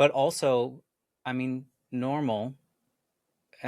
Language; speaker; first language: English; native; English